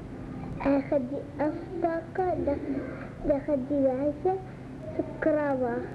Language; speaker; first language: Dutch; early bilingual, other home language; Arabic